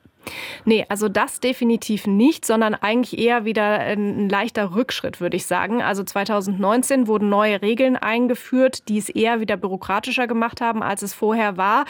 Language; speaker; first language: German; native; German